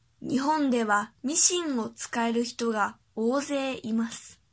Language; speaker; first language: Japanese; early bilingual, other home language; Chinese